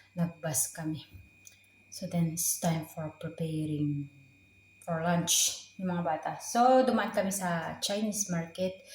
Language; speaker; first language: Filipino; native; Filipino